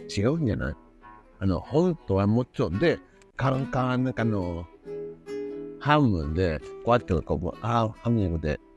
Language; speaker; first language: Japanese; non-native, learner; Spanish